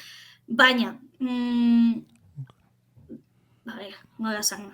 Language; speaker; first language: Basque; non-native, fluent; Catalan